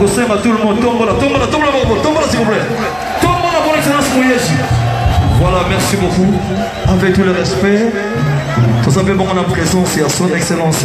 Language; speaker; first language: French; non-native, local second language; Lingala